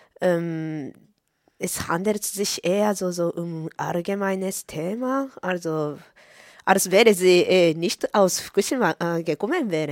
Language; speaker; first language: German; non-native, fluent; Japanese